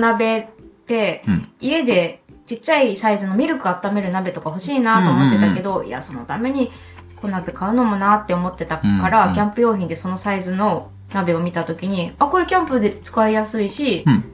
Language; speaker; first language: Japanese; native; Japanese